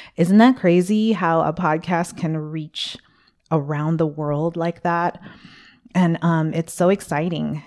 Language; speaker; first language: English; early bilingual, other home language; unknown